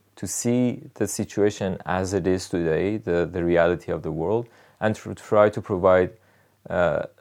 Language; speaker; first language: English; non-native, fluent; Persian